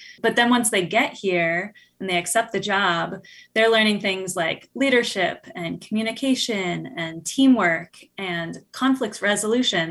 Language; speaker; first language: English; native; English